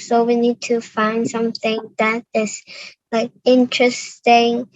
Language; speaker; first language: English; non-native, learner; Cantonese